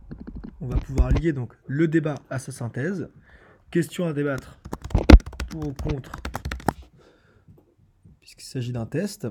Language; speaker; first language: French; native; French